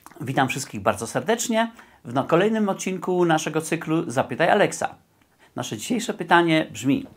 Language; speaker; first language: Polish; native; Polish